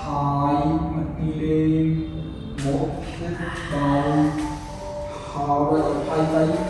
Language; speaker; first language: Vietnamese; non-native, learner; Hindi